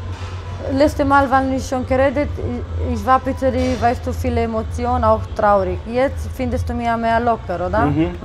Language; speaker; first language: German; non-native, learner; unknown